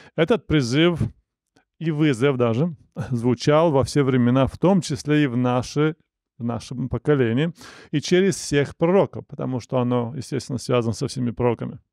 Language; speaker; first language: Russian; non-native, local second language; Romanian